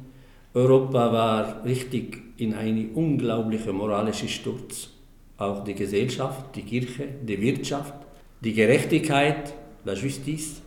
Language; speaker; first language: German; non-native, fluent; Arabic